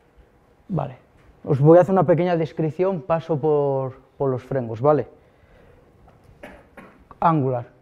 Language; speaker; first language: Spanish; native; Spanish